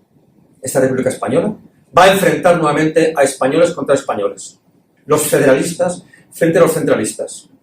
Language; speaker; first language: Spanish; native; Spanish